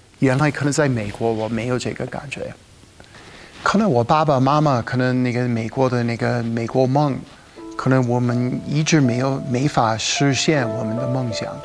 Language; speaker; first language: Chinese; non-native, fluent; English